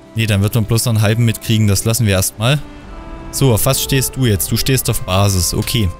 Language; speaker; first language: German; native; German